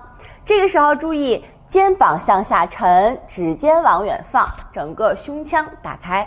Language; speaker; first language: Chinese; native; Chinese